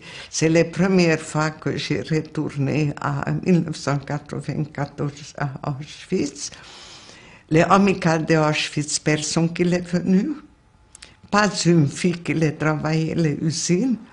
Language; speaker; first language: French; non-native, fluent; Hungarian